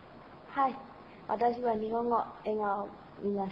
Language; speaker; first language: Japanese; non-native, learner; Burmese